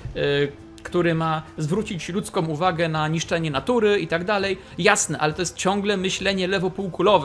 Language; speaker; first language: Polish; native; Polish